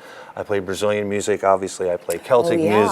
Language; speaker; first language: English; early bilingual, other home language; German